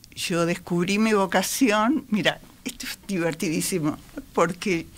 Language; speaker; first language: Spanish; native; Spanish